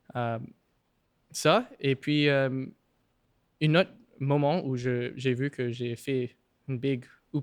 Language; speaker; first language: French; non-native, local second language; English